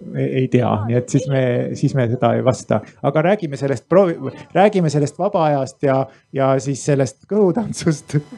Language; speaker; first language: Estonian; native; Estonian